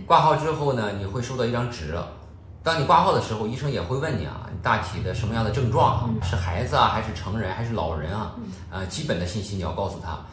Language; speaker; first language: Chinese; native; Chinese